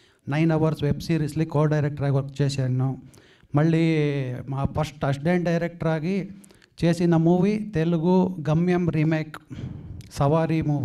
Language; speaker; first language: Telugu; non-native, learner; Kannada